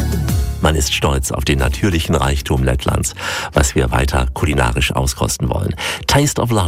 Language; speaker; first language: German; native; German